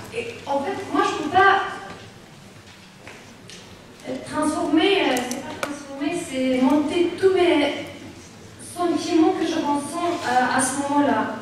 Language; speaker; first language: French; non-native, learner; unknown